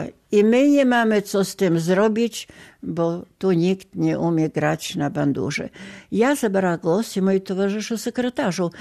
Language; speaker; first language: Polish; non-native, local second language; Ukrainian